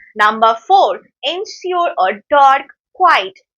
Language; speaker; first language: English; non-native, local second language; Bangla